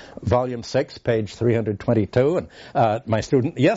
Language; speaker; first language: English; native; English